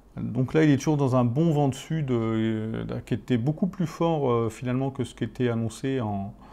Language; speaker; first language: French; native; French